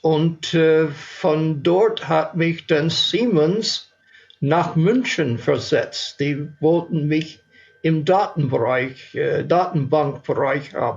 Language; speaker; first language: German; non-native, fluent; English